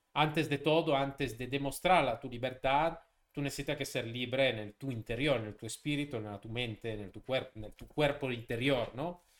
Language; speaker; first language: Spanish; non-native, fluent; Italian